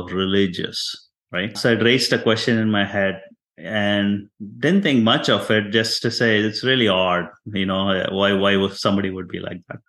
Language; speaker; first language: English; non-native, local second language; Tamil